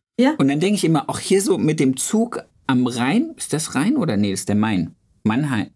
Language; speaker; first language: German; native; German